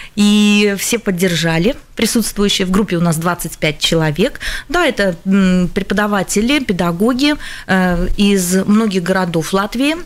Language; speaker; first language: Russian; non-native, local second language; Latvian